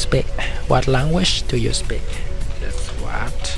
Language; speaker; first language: English; non-native, learner; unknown